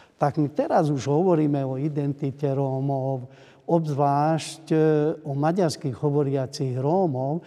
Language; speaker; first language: Slovak; non-native, local second language; Hungarian